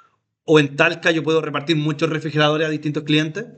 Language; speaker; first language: Spanish; native; Spanish